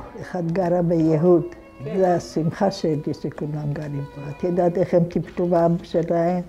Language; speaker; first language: Hebrew; non-native, fluent; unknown